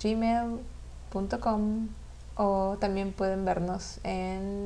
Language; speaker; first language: Spanish; non-native, fluent; English